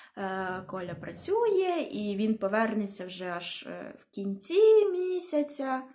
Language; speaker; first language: Ukrainian; non-native, local second language; Russian